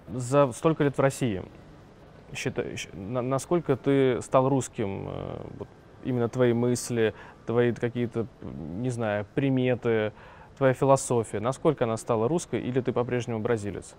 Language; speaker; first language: Russian; native; Russian